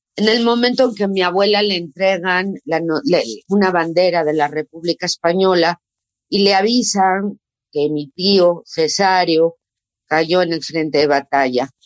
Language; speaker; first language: Spanish; native; Spanish